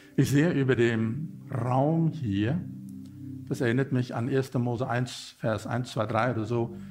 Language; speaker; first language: German; non-native, fluent; Afrikaans